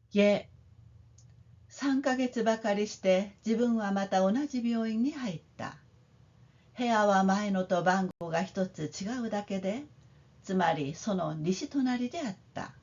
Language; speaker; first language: Japanese; non-native, fluent; Korean